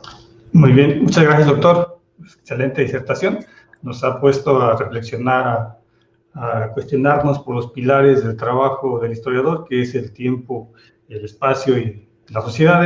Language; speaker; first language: Spanish; native; Spanish